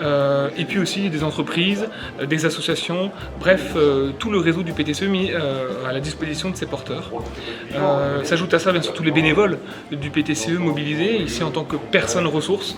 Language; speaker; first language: French; native; French